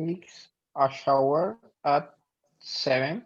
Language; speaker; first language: English; non-native, learner; Spanish